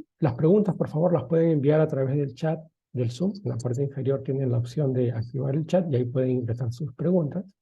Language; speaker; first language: Spanish; native; Spanish